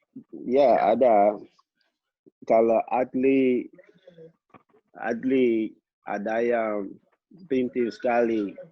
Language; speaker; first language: Indonesian; non-native, local second language; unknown